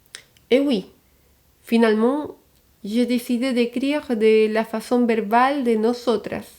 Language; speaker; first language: French; non-native, fluent; Spanish